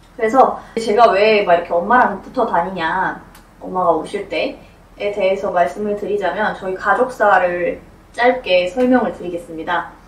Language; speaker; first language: Korean; non-native, fluent; Russian